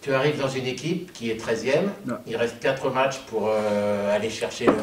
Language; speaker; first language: French; native; French